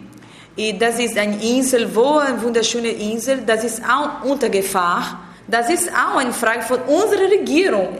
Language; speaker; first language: German; non-native, learner; Portuguese